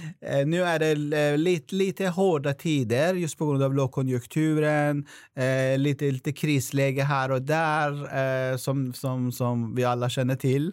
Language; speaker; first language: Swedish; non-native, fluent; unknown